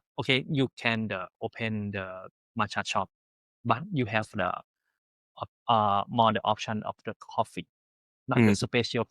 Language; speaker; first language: English; non-native, learner; Thai